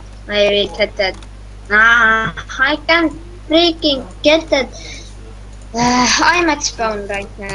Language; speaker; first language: English; non-native, learner; Estonian